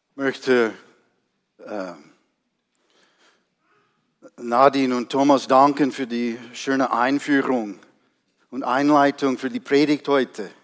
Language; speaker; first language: German; non-native, fluent; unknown